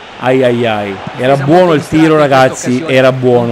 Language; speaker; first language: Italian; native; Italian